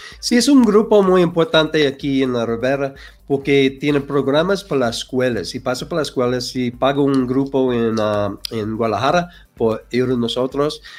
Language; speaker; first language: Spanish; non-native, learner; English